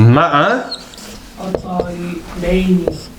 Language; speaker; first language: Arabic; non-native, learner; English